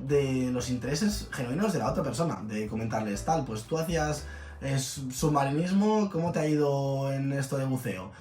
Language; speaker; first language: Spanish; native; Spanish